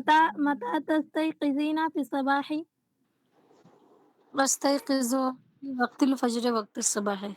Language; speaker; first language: Arabic; non-native, learner; Urdu